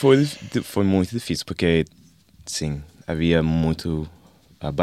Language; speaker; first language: Portuguese; non-native, learner; English